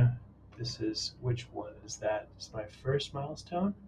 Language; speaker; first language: English; native; English